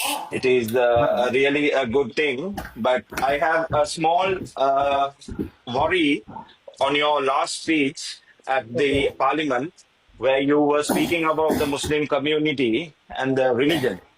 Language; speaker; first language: English; non-native, local second language; Tamil